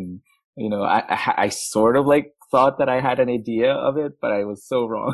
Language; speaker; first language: English; non-native, local second language; Filipino